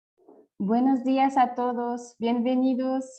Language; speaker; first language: Spanish; non-native, fluent; French